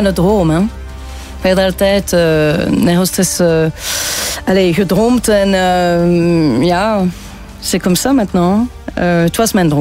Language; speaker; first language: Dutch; non-native, local second language; French